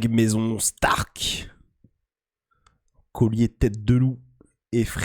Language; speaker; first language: French; native; French